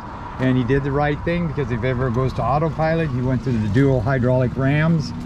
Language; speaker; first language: English; native; English